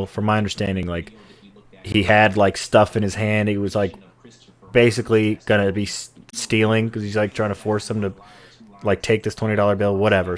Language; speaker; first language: English; native; English